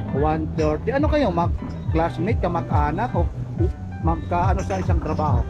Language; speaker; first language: Filipino; non-native, local second language; Waray